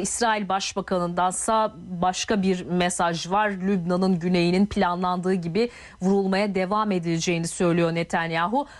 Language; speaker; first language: Turkish; native; Turkish